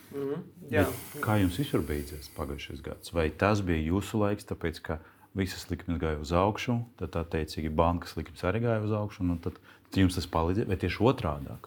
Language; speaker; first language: Latvian; non-native, local second language; Russian